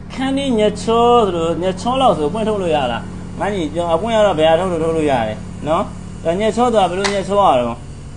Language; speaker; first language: Burmese; native; Burmese